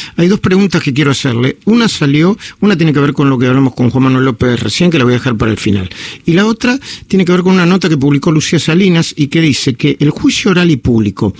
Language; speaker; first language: Spanish; native; Spanish